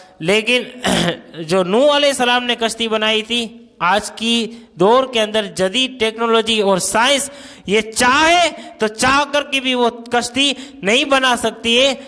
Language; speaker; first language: Urdu; non-native, local second language; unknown